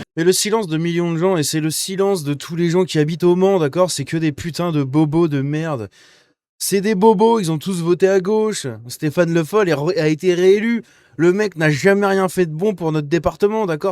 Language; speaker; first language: French; native; French